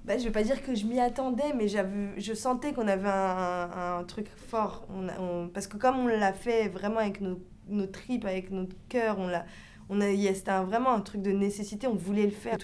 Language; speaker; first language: French; early bilingual, other home language; Arabic